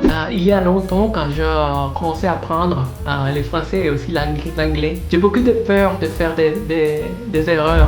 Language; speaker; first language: French; non-native, learner; Spanish